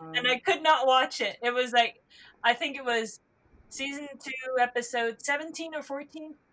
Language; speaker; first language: English; non-native, fluent; Estonian